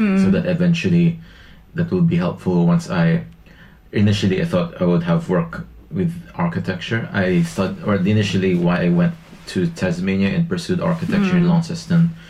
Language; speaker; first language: English; non-native, local second language; Filipino